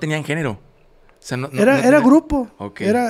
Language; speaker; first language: Spanish; native; Spanish